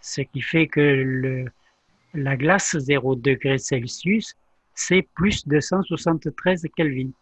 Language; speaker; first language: French; native; French